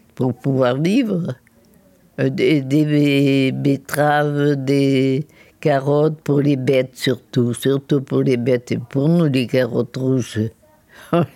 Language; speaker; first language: French; native; French